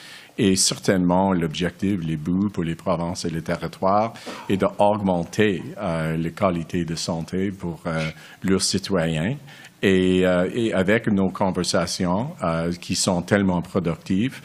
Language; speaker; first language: French; non-native, local second language; English